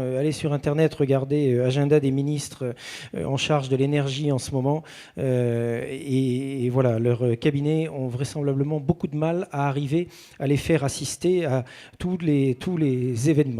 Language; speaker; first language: French; native; French